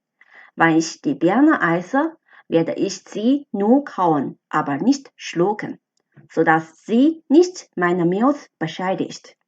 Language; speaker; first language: German; non-native, fluent; Chinese